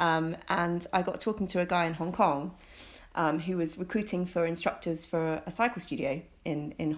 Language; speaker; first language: English; native; English